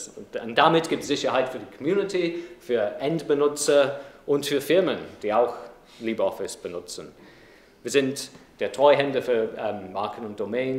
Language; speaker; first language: German; non-native, fluent; English